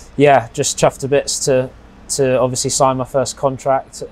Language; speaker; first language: English; native; English